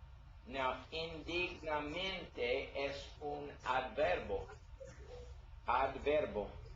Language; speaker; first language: Spanish; non-native, learner; English